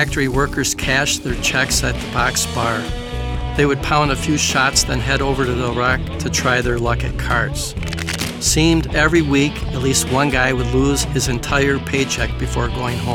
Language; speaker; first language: English; native; English